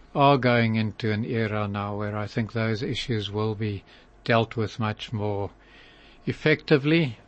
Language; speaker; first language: English; native; English